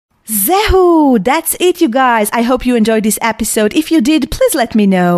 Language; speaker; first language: English; non-native, fluent; Hebrew